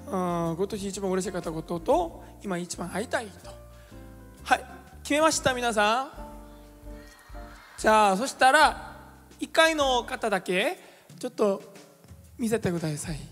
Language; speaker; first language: Japanese; non-native, fluent; Korean